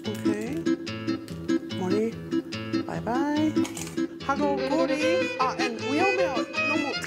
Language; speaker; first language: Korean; non-native, learner; English